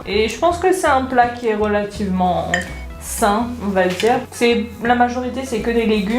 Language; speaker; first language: French; native; French